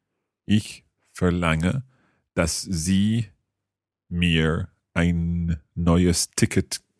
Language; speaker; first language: German; non-native, learner; English